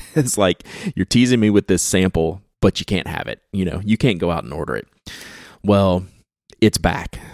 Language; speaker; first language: English; native; English